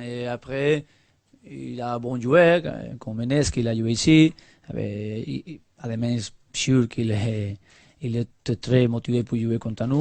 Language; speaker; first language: French; non-native, learner; Spanish